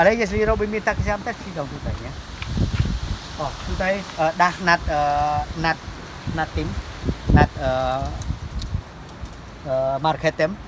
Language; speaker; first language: Polish; non-native, learner; Khmer